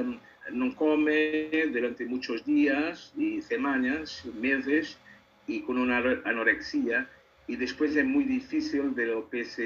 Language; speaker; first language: Spanish; non-native, learner; Portuguese